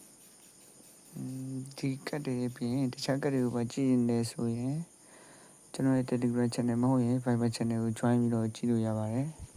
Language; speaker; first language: Burmese; native; Burmese